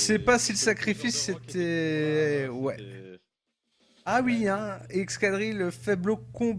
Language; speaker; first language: French; native; French